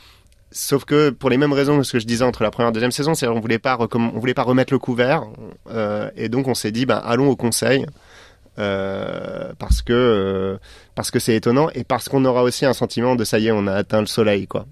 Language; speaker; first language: French; native; French